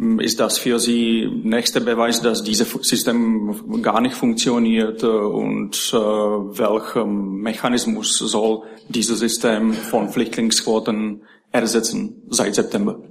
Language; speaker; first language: German; non-native, learner; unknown